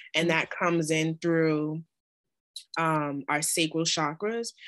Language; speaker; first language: English; native; English